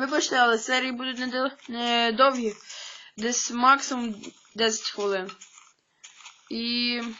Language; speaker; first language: Ukrainian; native; Ukrainian